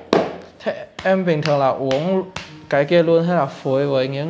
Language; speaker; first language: Vietnamese; non-native, fluent; Chinese